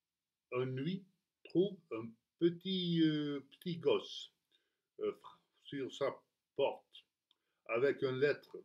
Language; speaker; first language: French; non-native, learner; Spanish